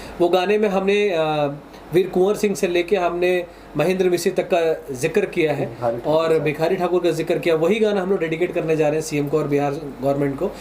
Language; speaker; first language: Hindi; native; Hindi